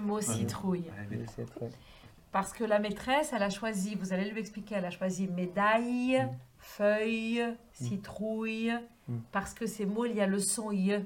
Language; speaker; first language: French; native; French